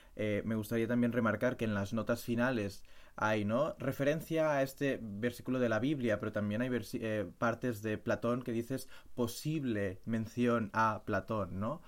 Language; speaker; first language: Spanish; non-native, local second language; Catalan